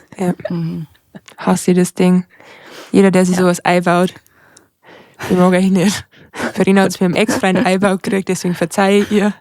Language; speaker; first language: German; native; German